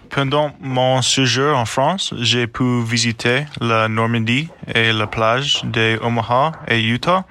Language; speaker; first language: French; non-native, learner; English